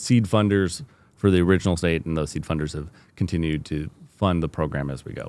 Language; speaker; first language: English; native; English